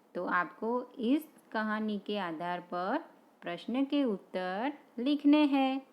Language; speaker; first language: Hindi; non-native, local second language; Gujarati